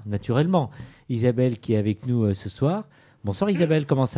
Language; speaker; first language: French; native; French